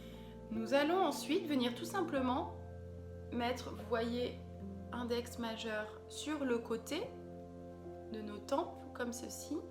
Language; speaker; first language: French; native; French